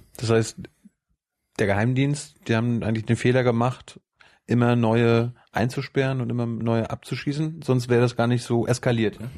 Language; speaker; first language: German; native; German